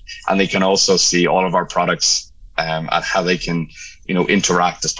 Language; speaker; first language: English; native; English